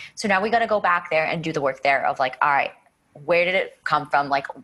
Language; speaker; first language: English; native; English